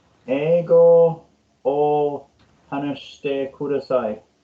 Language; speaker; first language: Japanese; non-native, learner; English